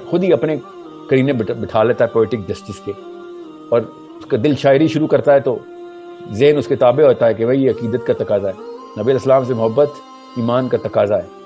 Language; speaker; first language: Urdu; early bilingual, heritage; Urdu